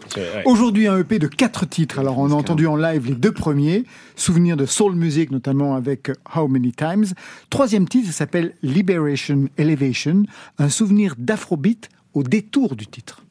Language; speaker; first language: French; native; French